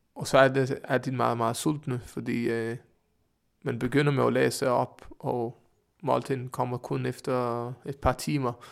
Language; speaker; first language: Danish; non-native, fluent; Hebrew